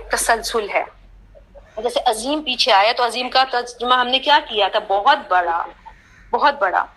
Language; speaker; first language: Urdu; native; Urdu